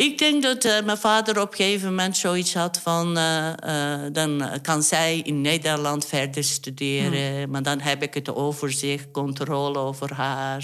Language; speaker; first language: Dutch; non-native, fluent; Turkish